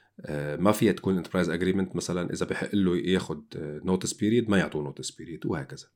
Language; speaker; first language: Arabic; native; Arabic